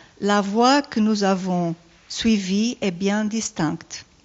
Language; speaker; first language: French; non-native, learner; Portuguese